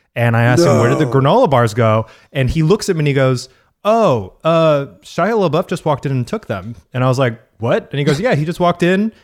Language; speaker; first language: English; native; English